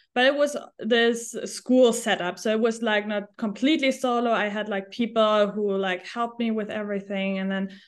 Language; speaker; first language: English; non-native, fluent; German